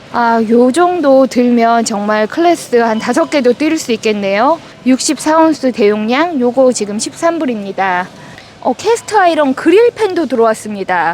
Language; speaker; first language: Korean; native; Korean